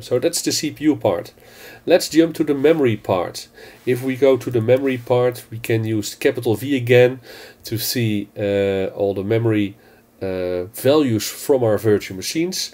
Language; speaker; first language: English; non-native, fluent; Dutch